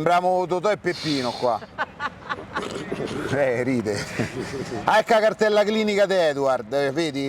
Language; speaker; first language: Italian; native; Italian